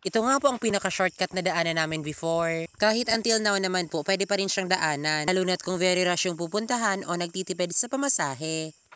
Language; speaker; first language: Filipino; non-native, local second language; Bikol